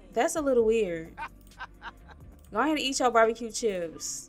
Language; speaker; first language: English; native; English